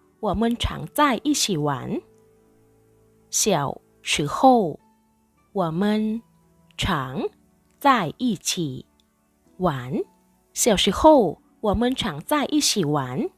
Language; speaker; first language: Chinese; non-native, fluent; Thai